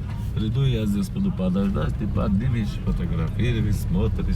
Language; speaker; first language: Russian; non-native, learner; Armenian